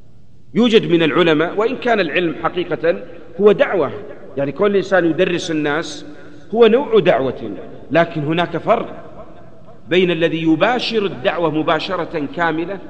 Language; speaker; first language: Arabic; native; Arabic